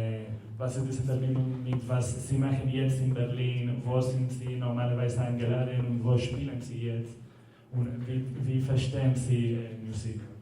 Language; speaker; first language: German; non-native, learner; Spanish